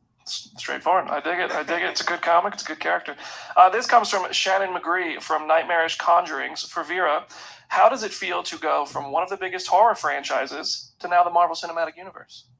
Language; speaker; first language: English; native; English